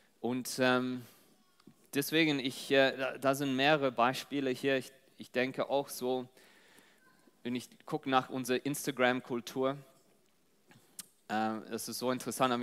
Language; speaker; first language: German; non-native, fluent; English